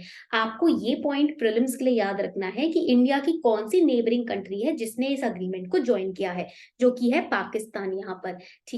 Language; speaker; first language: Hindi; native; Hindi